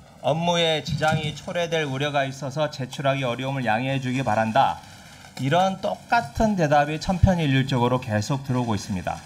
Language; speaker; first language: Korean; native; Korean